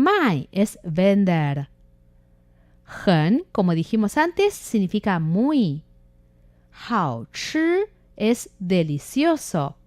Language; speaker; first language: Spanish; non-native, fluent; Chinese